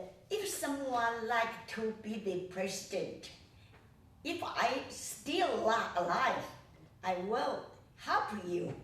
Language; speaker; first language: English; non-native, learner; Chinese